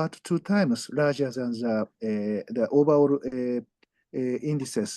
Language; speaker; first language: English; non-native, fluent; Japanese